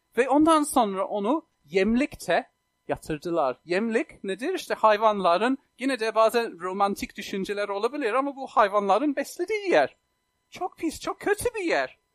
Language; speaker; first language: Turkish; non-native, fluent; English